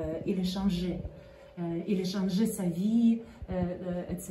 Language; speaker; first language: French; non-native, learner; Russian